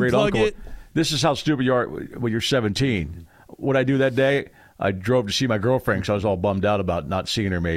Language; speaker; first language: English; native; English